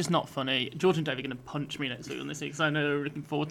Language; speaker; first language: English; native; English